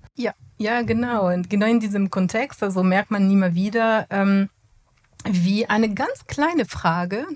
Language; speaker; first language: German; non-native, fluent; French